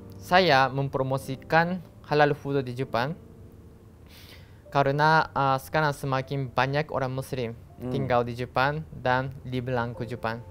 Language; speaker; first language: Indonesian; non-native, learner; Japanese